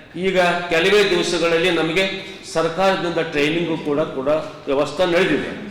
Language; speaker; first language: Kannada; native; Kannada